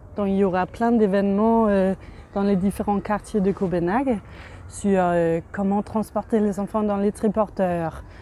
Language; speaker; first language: French; non-native, fluent; Danish